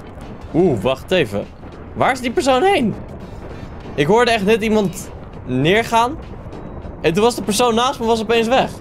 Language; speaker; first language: Dutch; native; Dutch